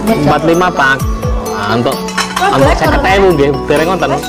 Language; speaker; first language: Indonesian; non-native, local second language; Javanese